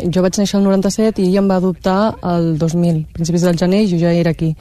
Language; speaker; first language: Catalan; native; Catalan